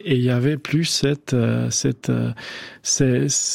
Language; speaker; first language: French; non-native, fluent; Albanian